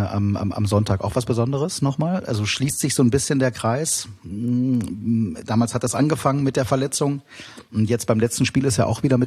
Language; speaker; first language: German; native; German